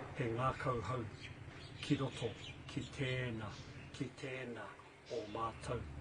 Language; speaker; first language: Māori; non-native, local second language; English